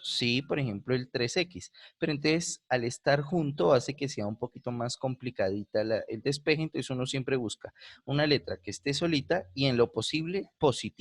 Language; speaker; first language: Spanish; native; Spanish